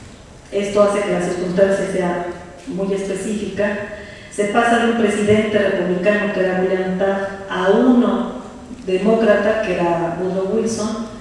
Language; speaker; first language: Spanish; native; Spanish